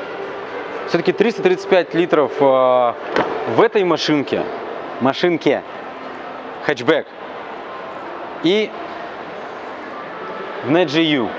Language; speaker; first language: Russian; native; Russian